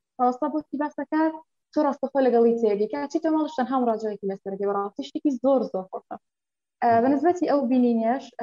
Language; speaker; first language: Central Kurdish; non-native, local second language; Kurdish